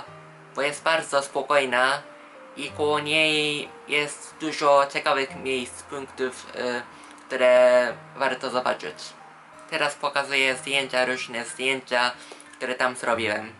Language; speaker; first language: Polish; non-native, fluent; Japanese